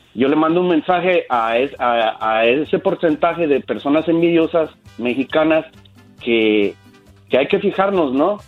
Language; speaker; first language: Spanish; native; Spanish